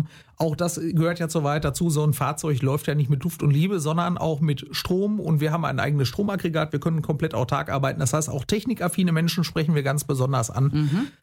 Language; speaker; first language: German; native; German